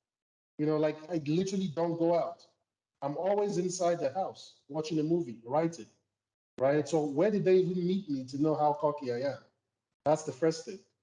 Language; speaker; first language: English; non-native, local second language; Igbo